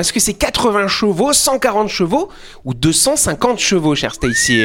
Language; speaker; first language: French; native; French